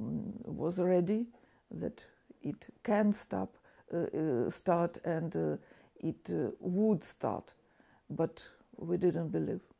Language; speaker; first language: English; non-native, fluent; Ukrainian